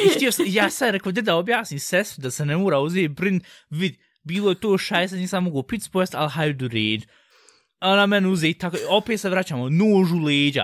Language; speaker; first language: Bosnian; early bilingual, heritage; Bosnian